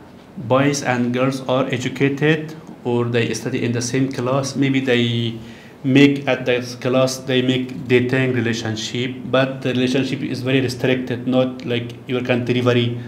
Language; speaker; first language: English; non-native, learner; Persian